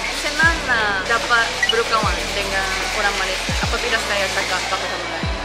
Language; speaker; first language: Indonesian; non-native, fluent; Japanese